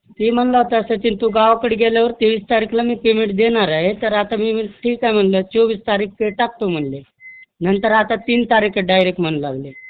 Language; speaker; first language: Marathi; native; Marathi